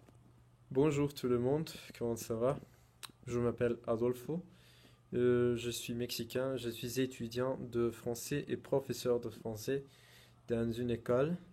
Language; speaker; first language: French; non-native, fluent; Spanish